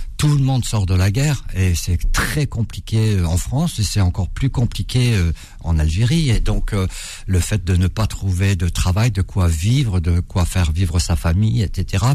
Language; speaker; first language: French; early bilingual, other home language; Arabic